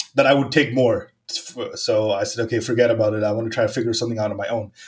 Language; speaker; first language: English; non-native, local second language; Gujarati